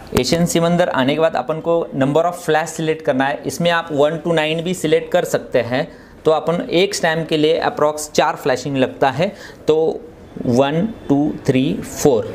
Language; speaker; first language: Hindi; non-native, local second language; Marathi